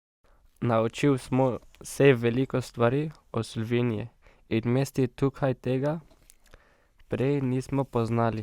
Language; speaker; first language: Slovenian; early bilingual, other home language; Arabic